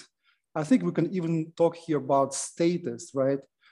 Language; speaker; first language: English; non-native, fluent; Russian